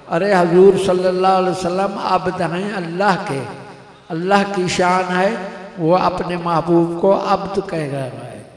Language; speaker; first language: Urdu; native; Urdu